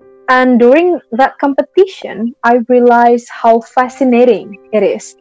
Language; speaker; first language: English; non-native, fluent; Indonesian